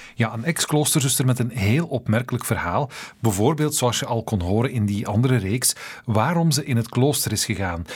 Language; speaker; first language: Dutch; native; Dutch